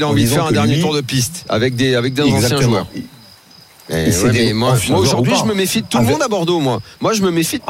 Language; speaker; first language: French; native; French